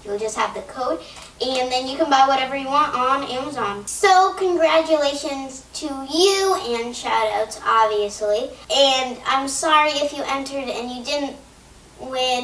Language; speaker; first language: English; native; English